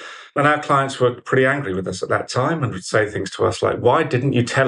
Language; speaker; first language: English; native; English